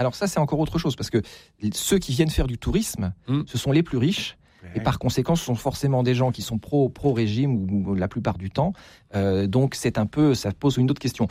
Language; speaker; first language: French; native; French